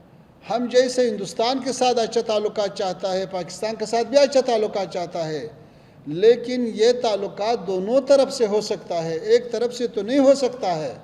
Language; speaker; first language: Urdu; non-native, fluent; Pashto